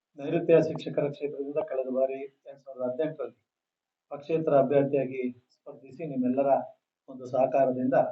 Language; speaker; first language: Kannada; native; Kannada